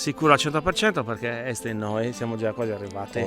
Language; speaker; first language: Italian; native; Italian